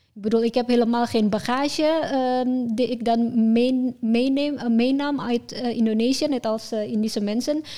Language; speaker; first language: Dutch; non-native, fluent; Indonesian